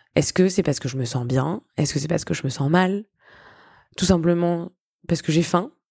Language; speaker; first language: French; native; French